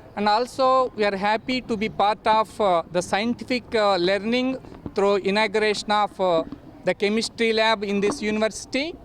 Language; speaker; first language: English; non-native, local second language; Telugu